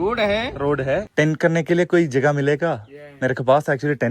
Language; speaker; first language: Hindi; non-native, local second language; Malayalam